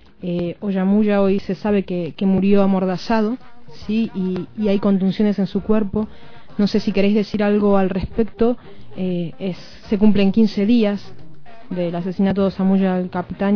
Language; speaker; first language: Spanish; native; Spanish